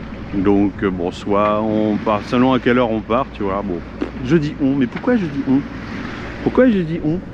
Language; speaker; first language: French; native; French